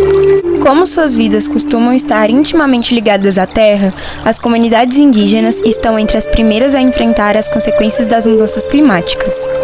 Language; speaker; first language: Portuguese; native; Portuguese